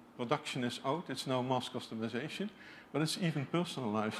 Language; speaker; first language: English; non-native, fluent; Dutch